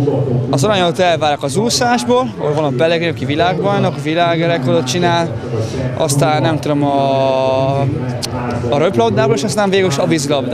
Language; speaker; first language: Hungarian; non-native, fluent; Italian